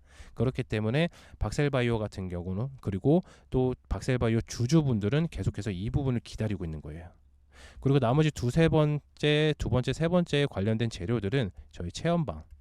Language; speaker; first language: Korean; native; Korean